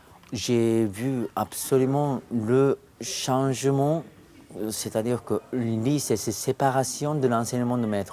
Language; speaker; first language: French; non-native, fluent; Japanese